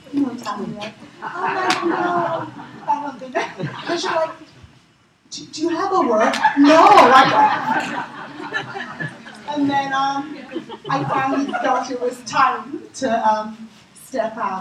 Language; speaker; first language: English; native; English